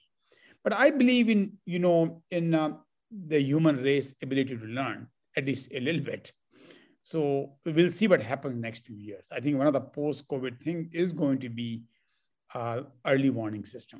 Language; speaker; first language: English; non-native, local second language; Hindi